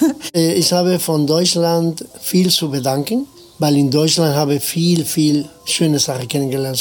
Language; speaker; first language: German; non-native, fluent; Spanish